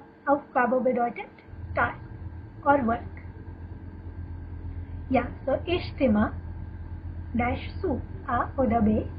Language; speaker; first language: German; non-native, fluent; Hindi